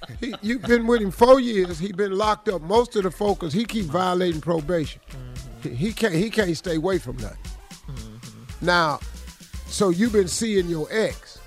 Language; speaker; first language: English; native; English